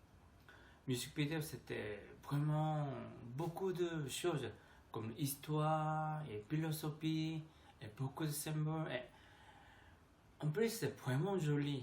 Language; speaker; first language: French; non-native, learner; Korean